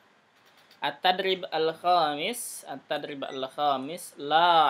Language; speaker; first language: Arabic; non-native, fluent; Indonesian